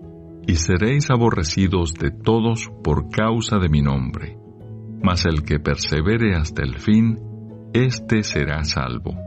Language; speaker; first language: Spanish; native; Spanish